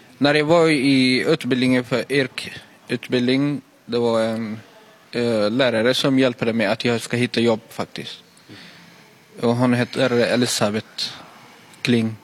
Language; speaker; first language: Swedish; non-native, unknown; Tigrinya